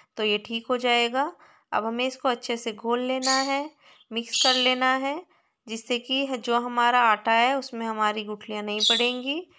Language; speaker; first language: Hindi; native; Hindi